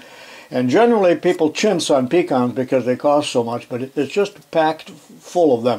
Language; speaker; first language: English; native; English